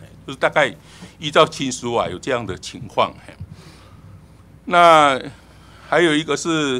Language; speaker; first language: Chinese; native; Chinese